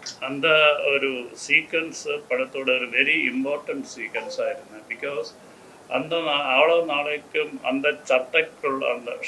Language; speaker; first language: Tamil; non-native, learner; Malayalam